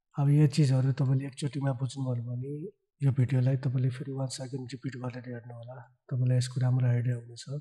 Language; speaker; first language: Nepali; native; Nepali